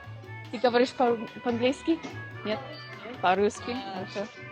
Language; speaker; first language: Russian; non-native, learner; English